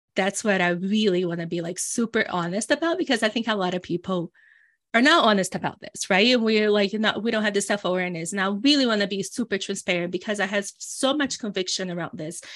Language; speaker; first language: English; early bilingual, other home language; Portuguese